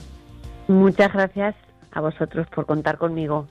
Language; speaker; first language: Spanish; native; Spanish